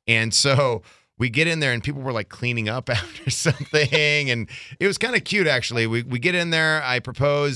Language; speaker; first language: English; native; English